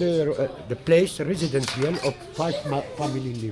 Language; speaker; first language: English; non-native, learner; Arabic